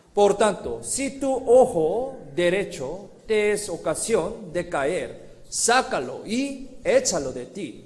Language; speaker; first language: Spanish; non-native, fluent; Korean